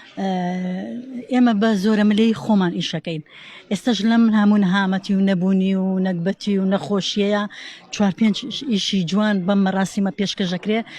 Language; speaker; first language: Central Kurdish; native; Central Kurdish